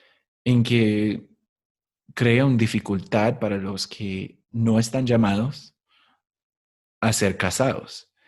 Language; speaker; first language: Spanish; non-native, fluent; English